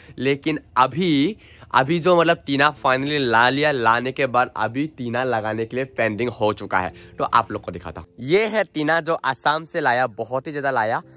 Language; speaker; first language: Hindi; non-native, local second language; Assamese